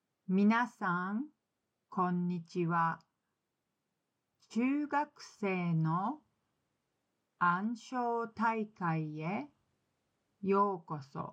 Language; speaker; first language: Japanese; non-native, learner; English